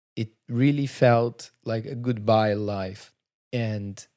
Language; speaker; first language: English; non-native, fluent; Portuguese